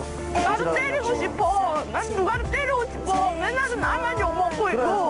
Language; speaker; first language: Korean; early bilingual, heritage; English